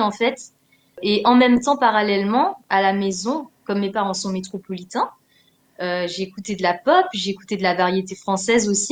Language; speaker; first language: French; native; French